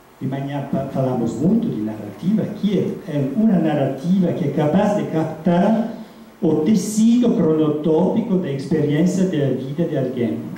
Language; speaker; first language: Portuguese; non-native, fluent; Italian